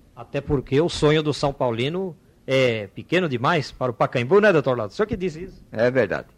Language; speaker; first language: Portuguese; native; Portuguese